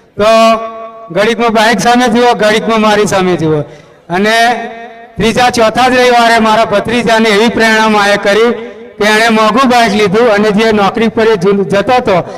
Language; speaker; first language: Gujarati; native; Gujarati